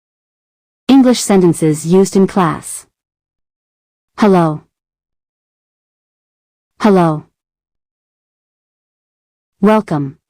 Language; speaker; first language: English; non-native, fluent; Arabic